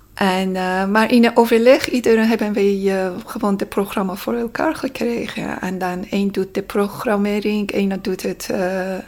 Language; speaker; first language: Dutch; non-native, fluent; Persian